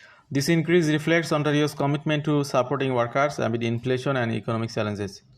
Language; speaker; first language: English; non-native, local second language; Bangla